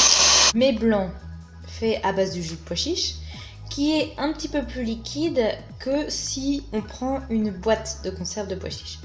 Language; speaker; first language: French; native; French